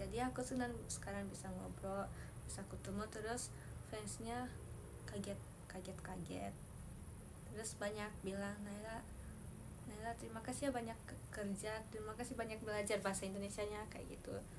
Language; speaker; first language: Indonesian; non-native, learner; Japanese